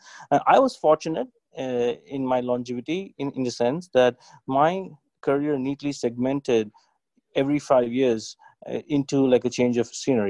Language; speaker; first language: English; non-native, local second language; Tamil